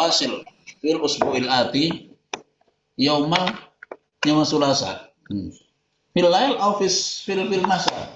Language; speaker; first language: Arabic; non-native, fluent; Indonesian